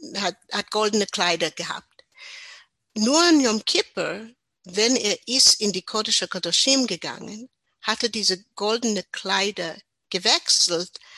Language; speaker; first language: German; non-native, learner; English